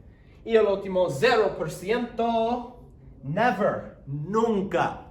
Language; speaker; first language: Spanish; non-native, learner; English